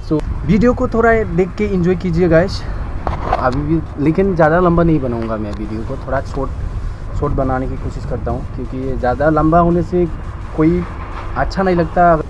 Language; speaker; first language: Hindi; non-native, local second language; Bodo